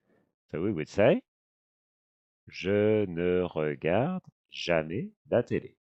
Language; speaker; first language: French; non-native, fluent; English